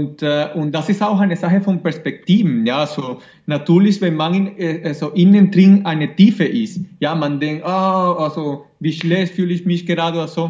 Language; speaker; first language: German; non-native, fluent; Spanish